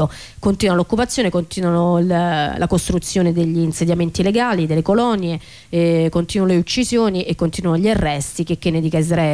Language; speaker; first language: Italian; native; Italian